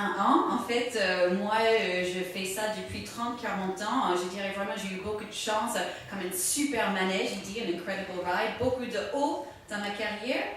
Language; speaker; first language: French; native; French